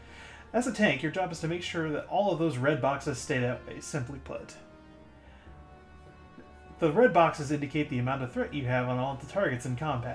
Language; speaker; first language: English; native; English